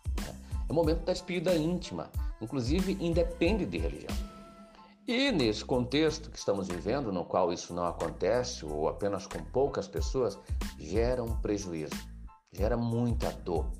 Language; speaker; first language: Portuguese; native; Portuguese